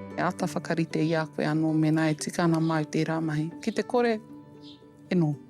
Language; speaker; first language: Māori; native; Māori